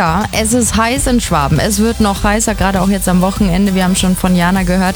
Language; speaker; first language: German; native; German